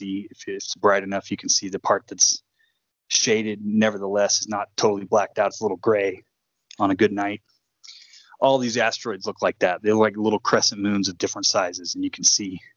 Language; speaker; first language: English; native; English